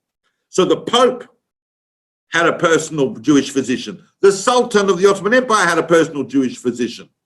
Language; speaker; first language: English; native; English